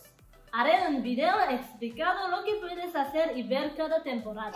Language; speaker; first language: Spanish; non-native, learner; Japanese